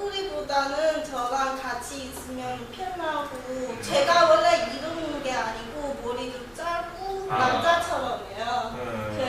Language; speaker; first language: Korean; non-native, learner; Chinese